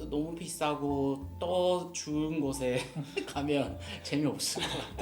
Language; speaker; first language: Korean; non-native, learner; Japanese